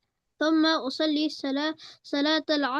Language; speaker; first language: Arabic; non-native, learner; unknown